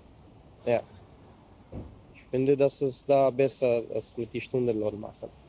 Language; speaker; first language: German; non-native, fluent; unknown